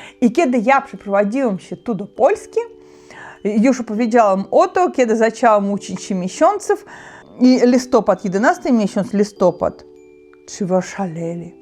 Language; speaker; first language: Polish; non-native, learner; Russian